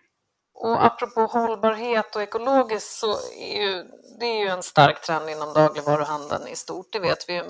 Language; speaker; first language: Swedish; native; Swedish